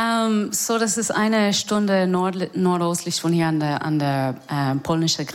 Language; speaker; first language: German; non-native, fluent; English